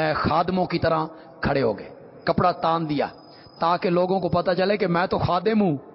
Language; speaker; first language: Urdu; non-native, local second language; Punjabi